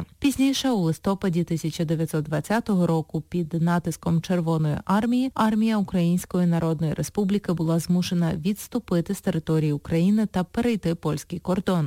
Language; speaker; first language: Ukrainian; native; Ukrainian